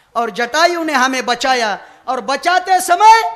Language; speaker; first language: Hindi; non-native, local second language; Marathi